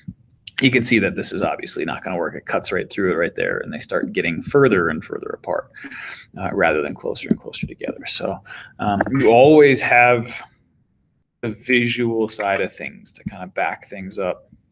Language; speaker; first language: English; native; English